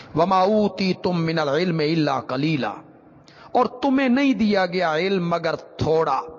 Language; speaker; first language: Urdu; non-native, local second language; Punjabi